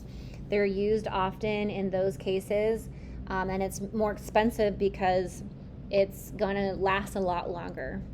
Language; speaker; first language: English; native; English